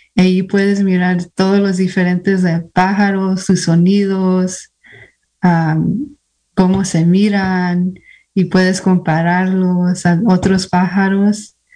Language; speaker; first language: Spanish; early bilingual, heritage; Spanish